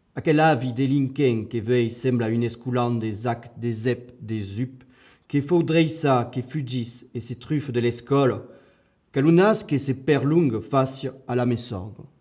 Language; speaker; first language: Occitan; non-native, local second language; French